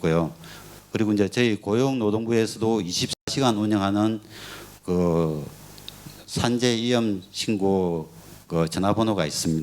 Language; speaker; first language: Korean; native; Korean